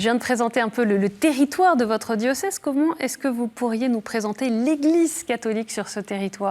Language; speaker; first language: French; native; French